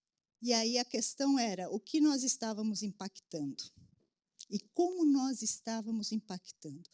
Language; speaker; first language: Portuguese; native; Portuguese